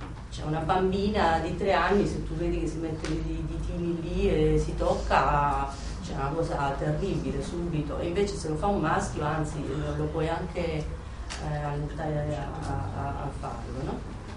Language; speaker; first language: Italian; non-native, fluent; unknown